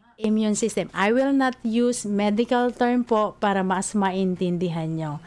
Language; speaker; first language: Filipino; native; Filipino